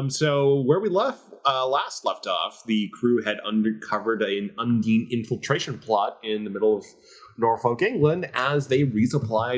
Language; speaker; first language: English; native; English